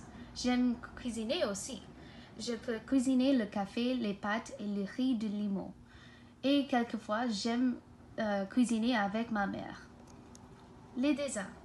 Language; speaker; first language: French; non-native, learner; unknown